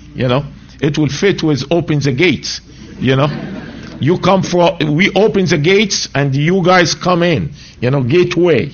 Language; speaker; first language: English; non-native, fluent; Arabic